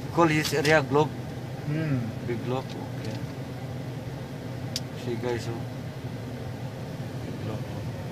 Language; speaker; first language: English; non-native, local second language; Filipino